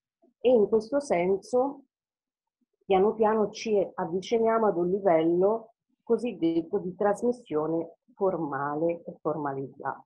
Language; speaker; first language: Italian; native; Italian